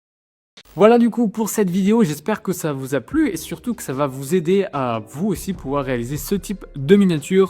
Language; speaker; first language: French; native; French